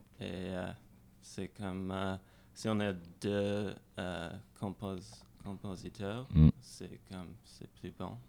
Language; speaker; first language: French; non-native, learner; English